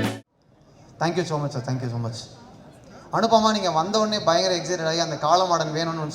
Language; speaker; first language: Tamil; native; Tamil